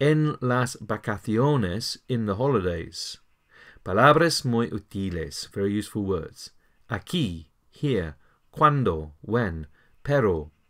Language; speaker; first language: Spanish; non-native, learner; English